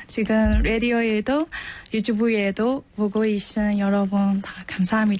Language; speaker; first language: Korean; non-native, learner; Burmese